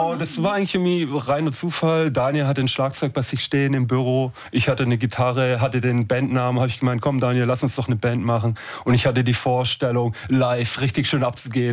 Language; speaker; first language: German; native; German